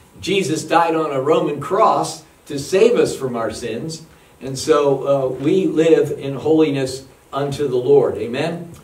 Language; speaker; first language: English; native; English